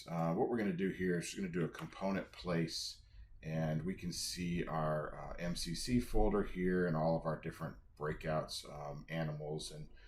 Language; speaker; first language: English; native; English